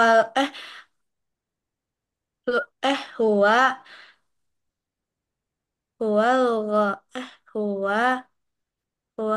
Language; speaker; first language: Arabic; non-native, learner; Indonesian